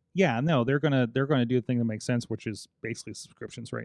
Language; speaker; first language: English; native; English